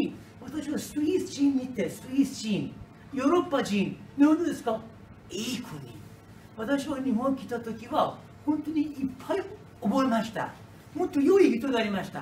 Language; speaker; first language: Japanese; non-native, learner; Persian